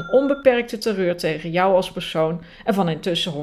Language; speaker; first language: Dutch; native; Dutch